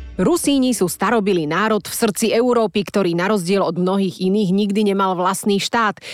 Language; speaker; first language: Slovak; native; Slovak